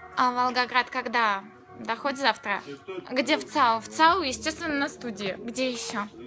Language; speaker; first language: Russian; native; Russian